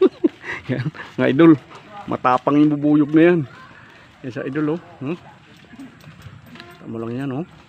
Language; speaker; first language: Filipino; native; Filipino